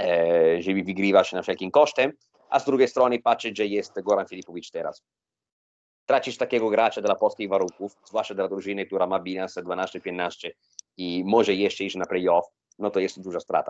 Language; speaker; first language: Polish; non-native, fluent; Italian